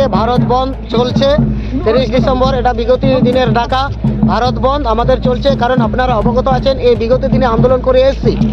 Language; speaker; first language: Bangla; non-native, local second language; Santali